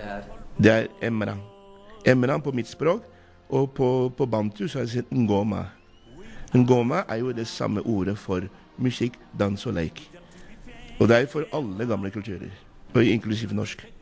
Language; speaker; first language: Norwegian; non-native, fluent; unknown